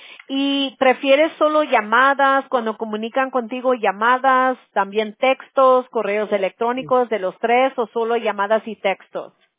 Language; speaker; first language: Spanish; early bilingual, heritage; Spanish